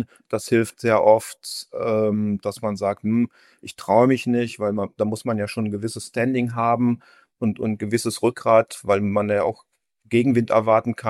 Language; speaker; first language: German; native; German